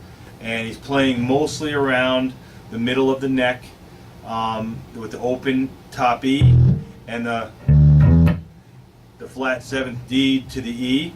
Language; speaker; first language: English; native; English